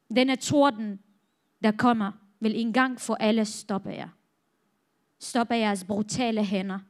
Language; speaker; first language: Danish; non-native, fluent; Central Kurdish